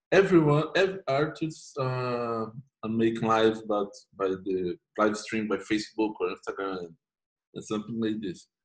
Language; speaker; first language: English; non-native, fluent; Portuguese